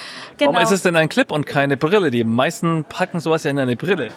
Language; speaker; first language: German; native; German